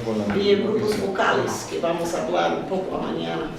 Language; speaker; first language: Spanish; non-native, fluent; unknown